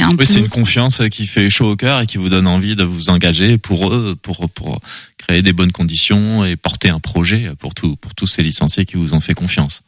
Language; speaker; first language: French; native; French